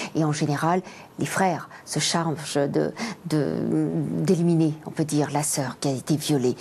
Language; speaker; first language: French; native; French